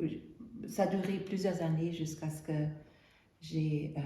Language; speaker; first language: French; non-native, fluent; German